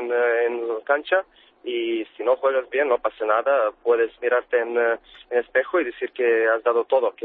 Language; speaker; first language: Spanish; non-native, fluent; Serbian